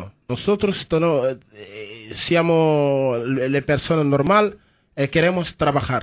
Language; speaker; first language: Spanish; non-native, learner; Wolof